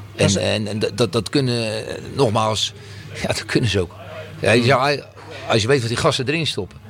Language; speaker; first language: Dutch; native; Dutch